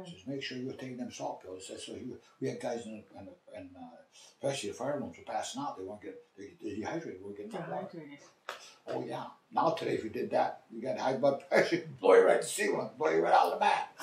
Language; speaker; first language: English; native; English